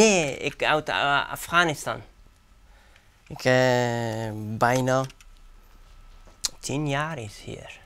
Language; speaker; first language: Dutch; non-native, learner; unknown